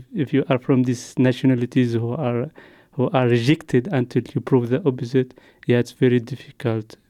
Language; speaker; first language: English; non-native, learner; Arabic